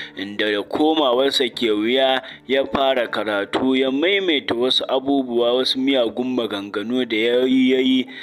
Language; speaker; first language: Hausa; native; Hausa